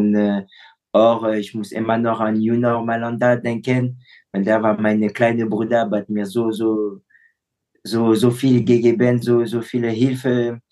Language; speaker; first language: German; non-native, fluent; French